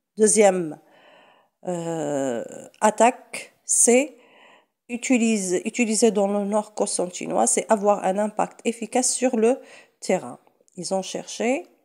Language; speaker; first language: French; non-native, local second language; Arabic